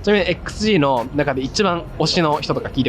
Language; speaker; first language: Japanese; native; Japanese